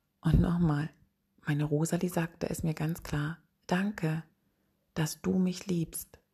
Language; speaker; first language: German; native; German